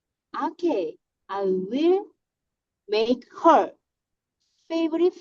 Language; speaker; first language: English; non-native, learner; Korean